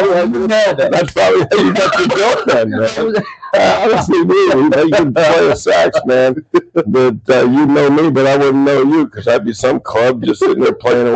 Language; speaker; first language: English; native; English